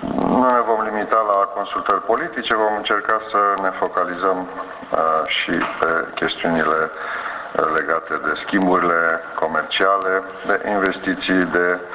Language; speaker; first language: Romanian; native; Romanian